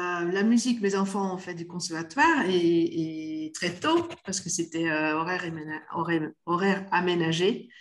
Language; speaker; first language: French; native; French